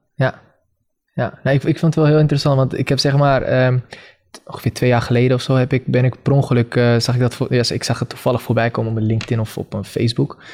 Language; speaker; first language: Dutch; early bilingual, other home language; Turkish